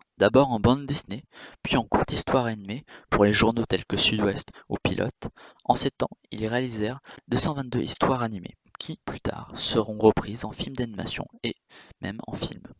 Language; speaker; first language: French; native; French